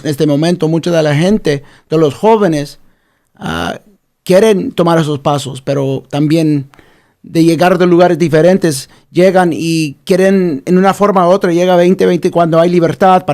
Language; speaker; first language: Spanish; early bilingual, heritage; Spanish